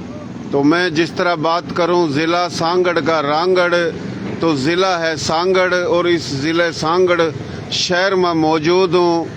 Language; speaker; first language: Hindi; non-native, local second language; Marwari